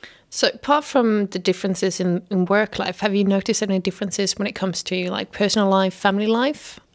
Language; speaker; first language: English; non-native, fluent; Swedish